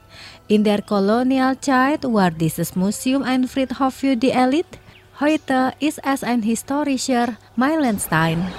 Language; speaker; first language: German; non-native, fluent; Indonesian